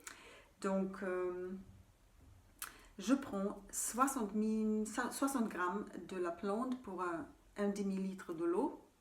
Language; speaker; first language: French; non-native, fluent; German